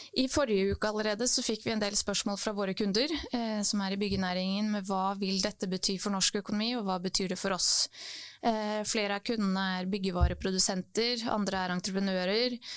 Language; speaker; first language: Norwegian; early bilingual, other home language; Bosnian